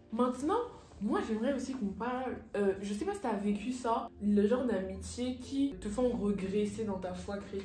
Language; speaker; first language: French; native; French